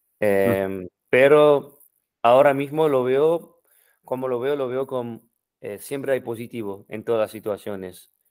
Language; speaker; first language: Spanish; non-native, fluent; French